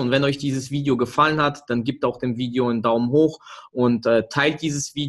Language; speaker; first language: German; native; German